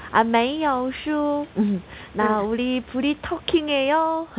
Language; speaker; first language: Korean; non-native, fluent; Chinese